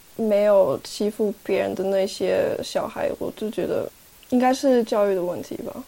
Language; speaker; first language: Chinese; early bilingual, heritage; Chinese